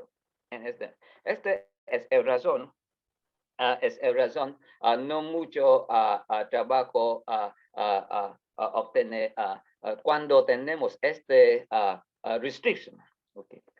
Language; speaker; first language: Spanish; non-native, learner; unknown